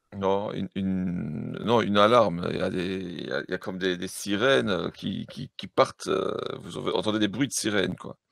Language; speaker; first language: French; native; French